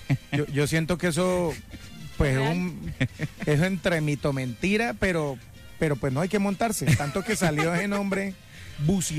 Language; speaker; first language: Spanish; native; Spanish